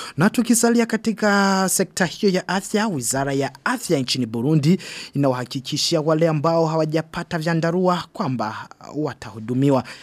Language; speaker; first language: Swahili; non-native, local second language; Rundi